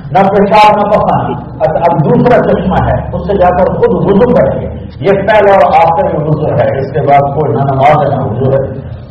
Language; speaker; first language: Urdu; non-native, local second language; Punjabi